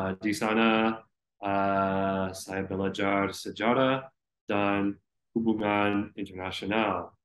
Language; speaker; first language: Indonesian; non-native, learner; English